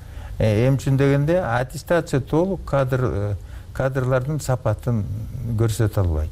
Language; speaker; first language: Kyrgyz; native; Kyrgyz